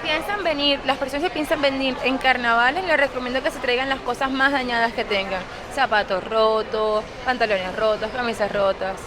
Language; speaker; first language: Spanish; native; Spanish